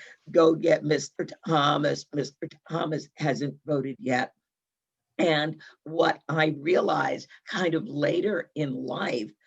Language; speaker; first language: English; native; English